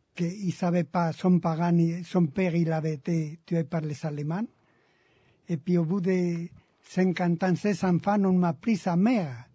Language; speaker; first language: French; non-native, fluent; Spanish